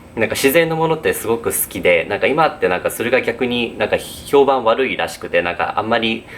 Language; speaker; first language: Japanese; early bilingual, heritage; Japanese